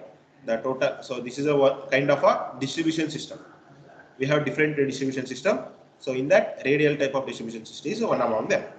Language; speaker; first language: English; non-native, local second language; Kannada